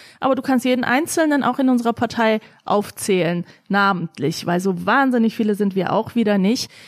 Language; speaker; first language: German; early bilingual, other home language; Turkish